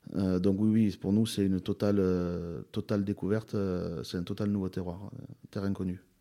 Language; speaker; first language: French; native; French